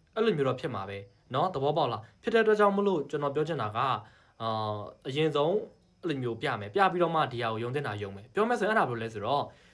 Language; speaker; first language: Burmese; non-native, local second language; Shan